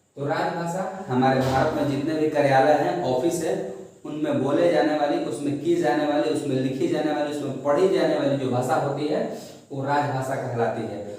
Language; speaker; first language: Hindi; non-native, local second language; Bhojpuri